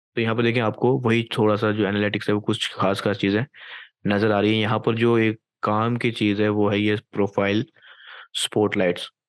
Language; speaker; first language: Urdu; native; Urdu